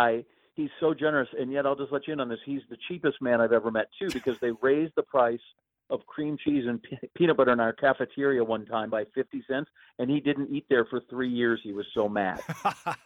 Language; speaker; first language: English; native; English